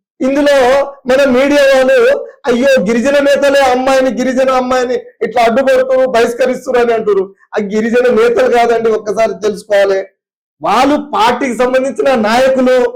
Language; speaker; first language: Telugu; non-native, local second language; Lambadi